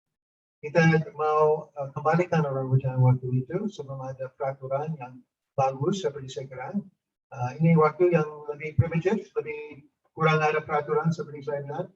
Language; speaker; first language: Indonesian; non-native, fluent; English